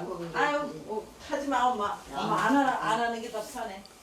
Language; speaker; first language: Korean; native; Korean